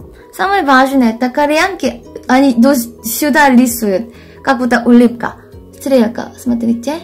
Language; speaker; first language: Russian; non-native, fluent; Korean